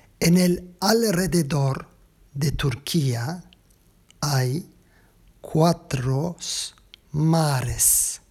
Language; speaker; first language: Spanish; non-native, learner; Turkish